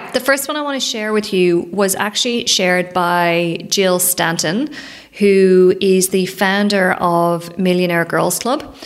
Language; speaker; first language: English; native; English